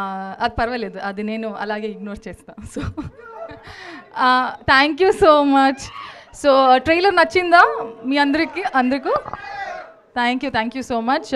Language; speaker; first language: Telugu; non-native, learner; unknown